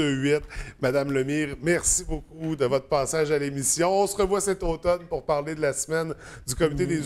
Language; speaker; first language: French; native; French